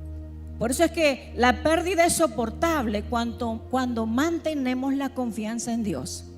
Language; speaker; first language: Spanish; native; Spanish